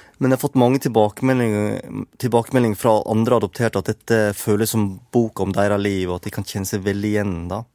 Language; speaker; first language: Norwegian; native; Norwegian